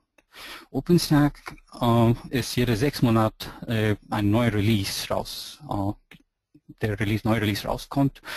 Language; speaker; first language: German; non-native, fluent; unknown